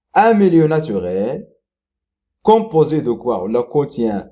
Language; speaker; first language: French; non-native, local second language; Arabic